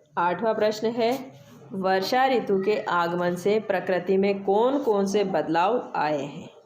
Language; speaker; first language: Hindi; native; Hindi